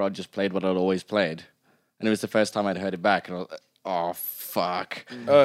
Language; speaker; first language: English; native; English